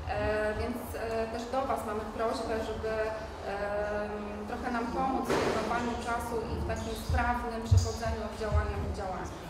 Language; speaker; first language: Polish; native; Polish